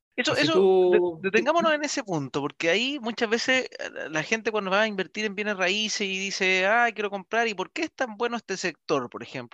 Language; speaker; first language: Spanish; native; Spanish